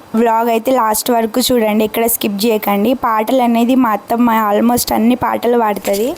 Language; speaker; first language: Telugu; non-native, local second language; Lambadi